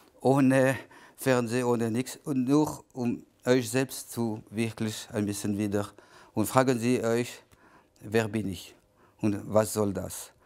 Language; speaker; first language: German; non-native, local second language; French